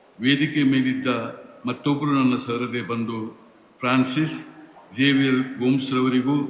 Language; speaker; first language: Kannada; non-native, local second language; Tulu